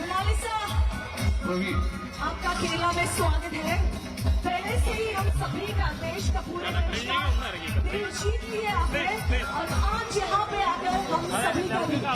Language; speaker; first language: Hindi; non-native, local second language; Malayalam